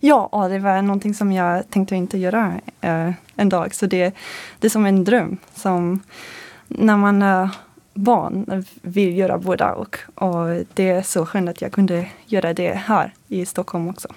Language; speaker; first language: Swedish; non-native, fluent; French